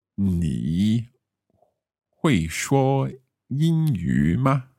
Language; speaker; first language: Chinese; non-native, learner; English